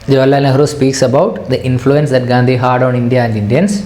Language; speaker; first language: English; non-native, local second language; Malayalam